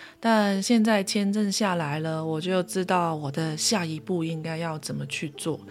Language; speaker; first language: Chinese; non-native, local second language; Cantonese